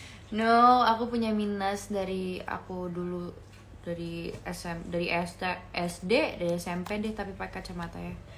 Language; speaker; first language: Indonesian; early bilingual, heritage; Indonesian